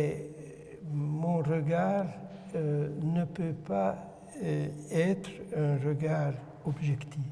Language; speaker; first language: French; non-native, fluent; Hungarian